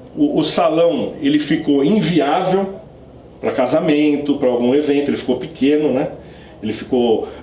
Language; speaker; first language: Portuguese; native; Portuguese